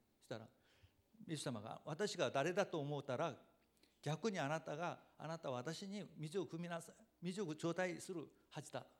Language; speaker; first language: Japanese; non-native, fluent; Korean